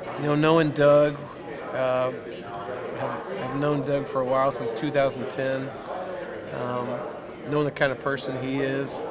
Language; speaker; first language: English; native; English